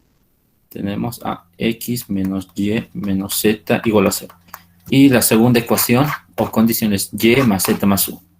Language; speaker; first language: Spanish; native; Spanish